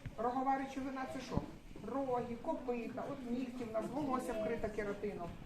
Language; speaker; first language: Ukrainian; native; Ukrainian